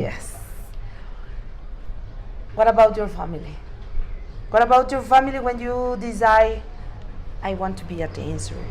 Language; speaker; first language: English; non-native, learner; Spanish